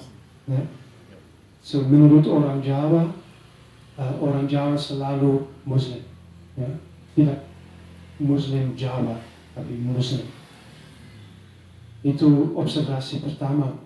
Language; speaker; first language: Indonesian; non-native, learner; Dutch